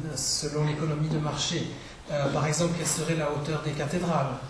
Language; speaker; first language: French; non-native, fluent; Czech